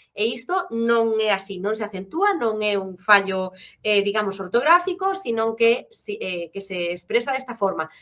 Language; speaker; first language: Galician; native; Galician